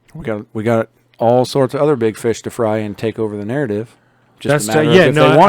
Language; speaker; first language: English; native; English